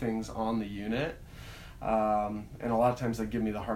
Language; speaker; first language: English; native; English